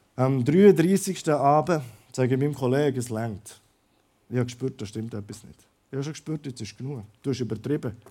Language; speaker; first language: German; early bilingual, other home language; Croatian